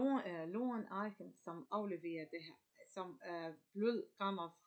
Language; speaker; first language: Danish; non-native, learner; Arabic